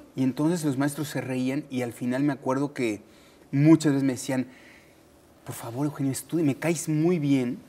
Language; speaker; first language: Spanish; native; Spanish